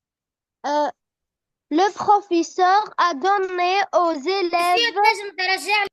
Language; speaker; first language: French; non-native, learner; Arabic